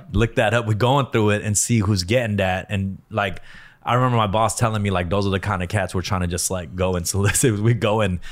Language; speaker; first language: English; early bilingual, other home language; Korean